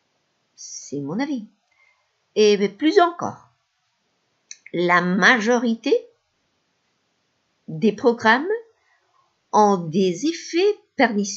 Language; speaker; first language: French; non-native, fluent; Spanish